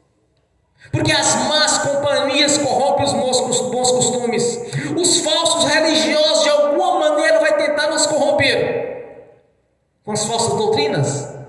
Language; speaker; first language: Portuguese; native; Portuguese